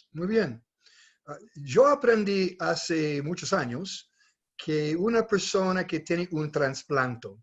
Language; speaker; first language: Spanish; non-native, fluent; English